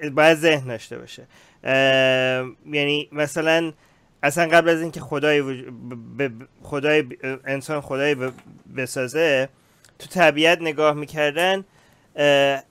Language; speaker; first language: Persian; early bilingual, heritage; Persian